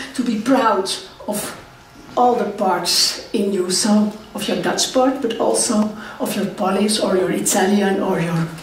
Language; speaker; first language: English; non-native, fluent; Dutch